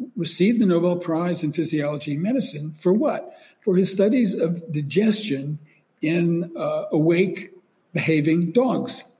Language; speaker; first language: English; native; English